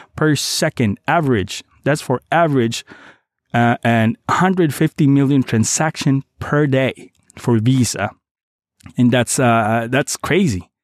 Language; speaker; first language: English; non-native, local second language; Cebuano